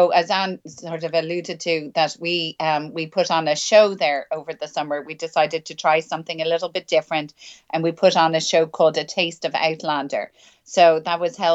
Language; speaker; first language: English; native; English